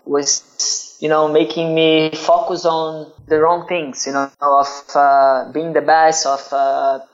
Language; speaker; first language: English; non-native, fluent; Portuguese